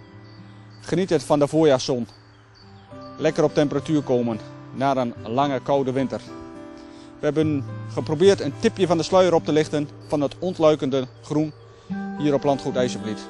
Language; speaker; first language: Dutch; native; Dutch